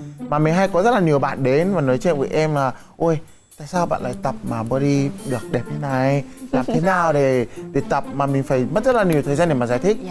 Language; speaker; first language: Vietnamese; non-native, fluent; Yoruba